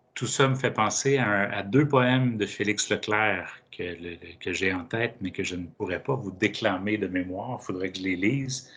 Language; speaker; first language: French; native; French